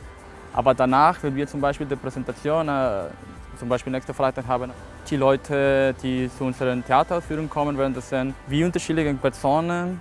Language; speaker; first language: German; non-native, fluent; Spanish